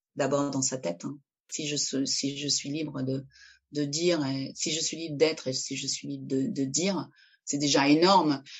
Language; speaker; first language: French; early bilingual, other home language; Spanish